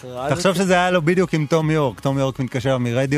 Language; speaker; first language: Hebrew; native; Hebrew